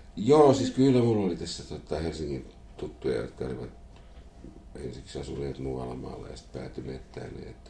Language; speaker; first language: Finnish; native; Finnish